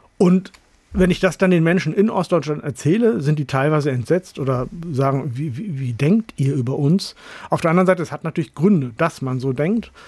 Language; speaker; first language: German; early bilingual, other home language; Urdu